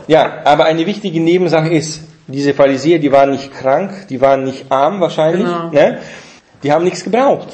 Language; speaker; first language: German; non-native, fluent; Portuguese